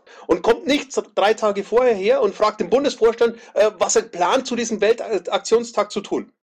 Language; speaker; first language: German; native; German